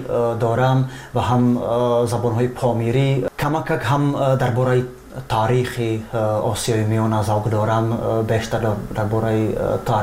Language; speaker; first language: Persian; non-native, fluent; Czech